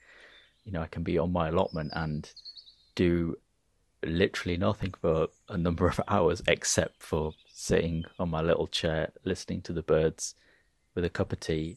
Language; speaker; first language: English; native; English